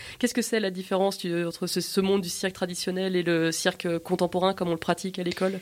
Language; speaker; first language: French; native; French